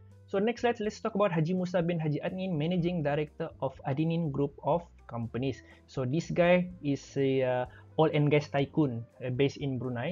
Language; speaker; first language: English; non-native, local second language; Malay